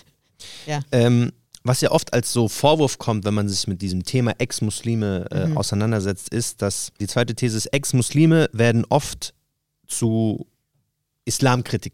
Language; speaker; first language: German; native; German